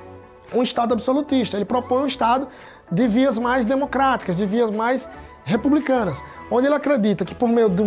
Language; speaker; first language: Portuguese; native; Portuguese